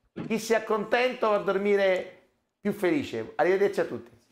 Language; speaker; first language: Italian; native; Italian